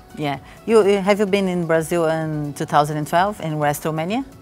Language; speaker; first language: English; non-native, learner; Portuguese